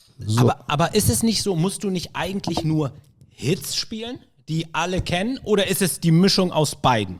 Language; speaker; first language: German; early bilingual, other home language; Arabic